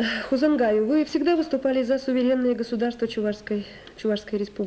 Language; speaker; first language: Russian; native; Russian